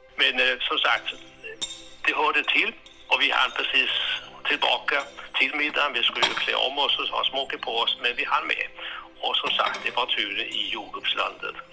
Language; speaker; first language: Swedish; early bilingual, heritage; Swedish